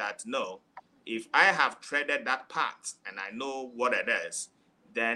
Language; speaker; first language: English; non-native, local second language; Ewe